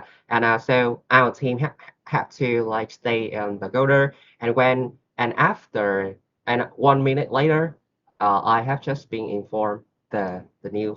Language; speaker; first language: English; non-native, learner; Vietnamese